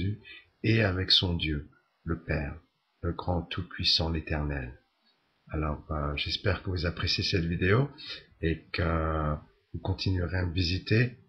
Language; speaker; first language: French; native; French